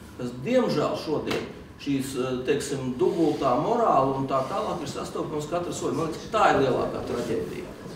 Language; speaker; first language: Latvian; non-native, local second language; Russian